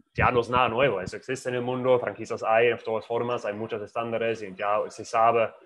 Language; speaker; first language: Spanish; non-native, fluent; German